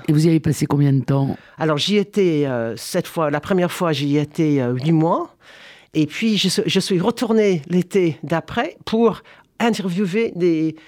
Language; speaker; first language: French; non-native, fluent; English